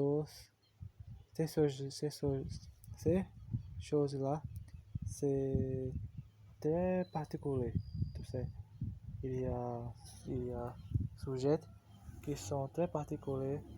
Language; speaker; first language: French; non-native, learner; Portuguese